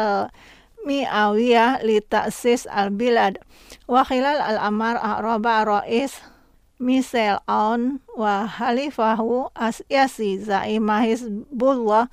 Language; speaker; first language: Arabic; non-native, fluent; Indonesian